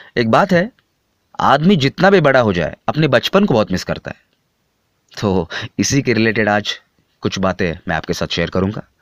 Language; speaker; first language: Hindi; non-native, local second language; Marathi